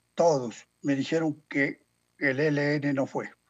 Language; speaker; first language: Spanish; native; Spanish